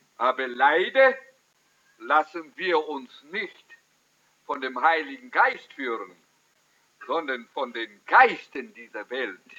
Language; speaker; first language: German; early bilingual, heritage; German